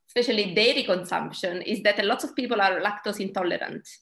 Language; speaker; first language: English; non-native, fluent; Italian